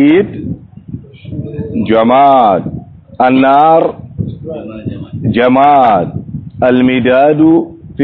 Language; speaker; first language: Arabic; non-native, fluent; Hausa